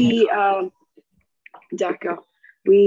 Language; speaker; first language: French; non-native, learner; Spanish